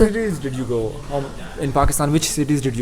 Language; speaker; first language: English; non-native, local second language; Urdu